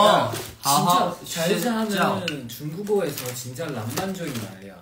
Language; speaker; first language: Korean; non-native, fluent; Chinese